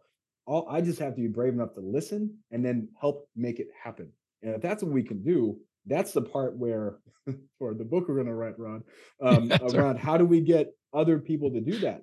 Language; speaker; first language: English; native; English